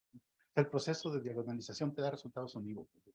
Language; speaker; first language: Spanish; native; Spanish